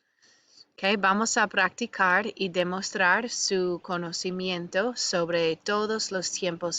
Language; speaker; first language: Spanish; non-native, fluent; English